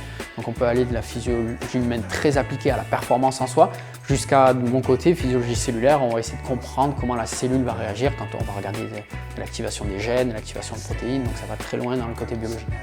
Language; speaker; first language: French; native; French